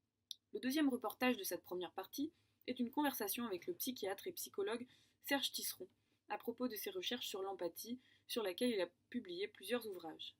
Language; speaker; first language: French; native; French